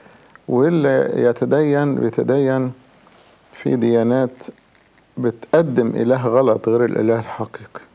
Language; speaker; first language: Arabic; native; Arabic